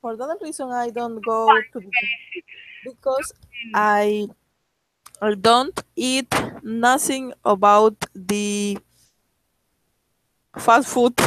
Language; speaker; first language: English; non-native, learner; Spanish